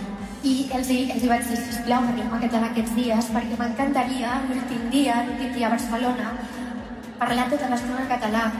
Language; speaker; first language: Catalan; non-native, local second language; Spanish